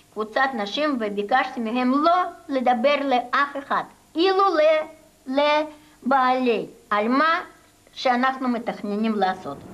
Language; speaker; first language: Hebrew; non-native, fluent; Russian